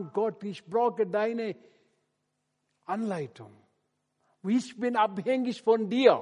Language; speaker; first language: German; non-native, learner; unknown